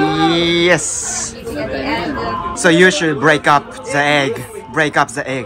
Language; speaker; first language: English; non-native, learner; Japanese